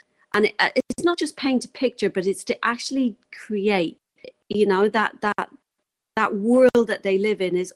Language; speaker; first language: English; native; English